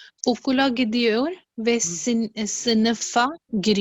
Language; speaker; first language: Turkish; non-native, learner; Urdu